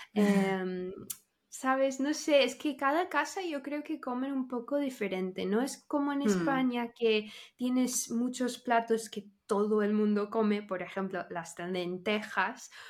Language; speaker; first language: Spanish; non-native, fluent; English